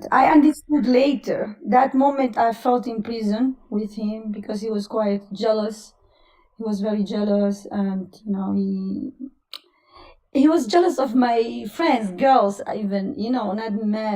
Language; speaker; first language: English; non-native, fluent; Italian